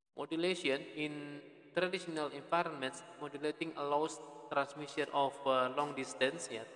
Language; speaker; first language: English; non-native, fluent; Indonesian